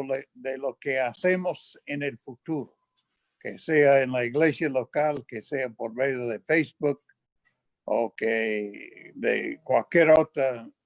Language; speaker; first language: Spanish; non-native, fluent; English